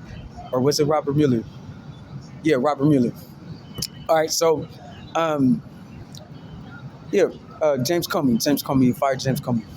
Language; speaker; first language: English; native; English